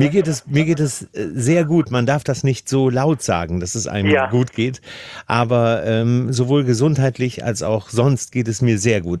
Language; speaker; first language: German; native; German